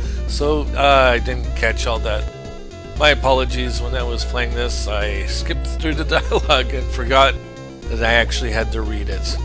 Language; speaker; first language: English; native; English